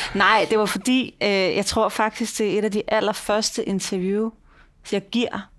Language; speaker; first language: Danish; native; Danish